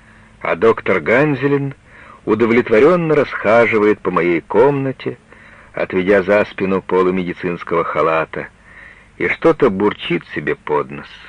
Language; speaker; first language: Russian; native; Russian